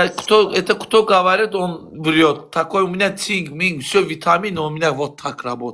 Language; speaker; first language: Russian; non-native, learner; Azerbaijani